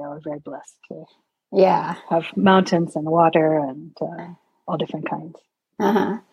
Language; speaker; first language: English; early bilingual, other home language; Sinhala